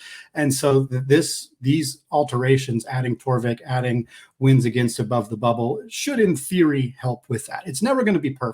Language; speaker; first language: English; native; English